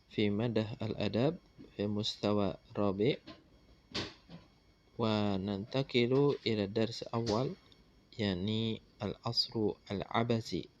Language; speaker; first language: Arabic; non-native, fluent; Indonesian